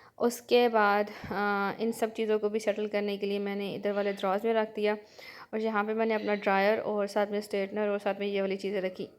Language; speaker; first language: Urdu; native; Urdu